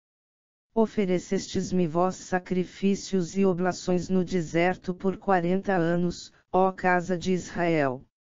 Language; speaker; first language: Portuguese; native; Portuguese